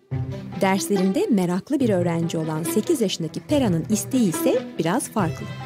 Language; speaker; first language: Turkish; native; Turkish